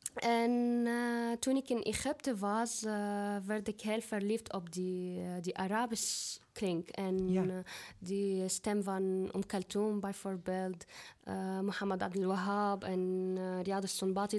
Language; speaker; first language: Dutch; non-native, fluent; Arabic